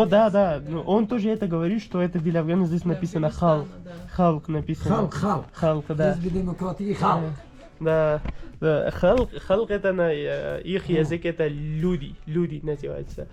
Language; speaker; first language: Russian; non-native, learner; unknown